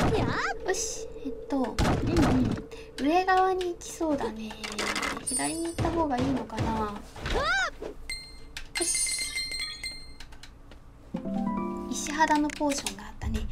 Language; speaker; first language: Japanese; native; Japanese